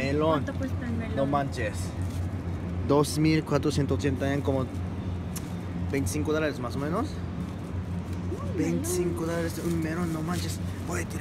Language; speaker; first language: Spanish; non-native, learner; Japanese